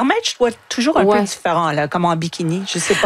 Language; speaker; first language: French; non-native, fluent; English